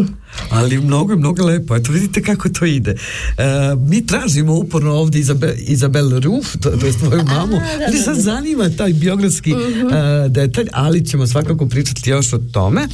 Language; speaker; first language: Serbian; native; Serbian